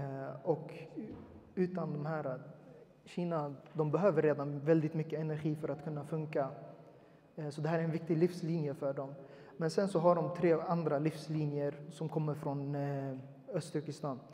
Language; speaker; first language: Swedish; early bilingual, other home language; Uyghur